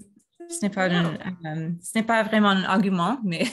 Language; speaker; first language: French; non-native, fluent; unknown